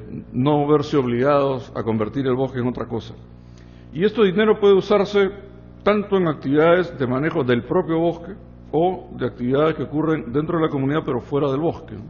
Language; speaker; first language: Spanish; native; Spanish